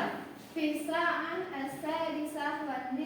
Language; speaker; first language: Arabic; non-native, learner; Indonesian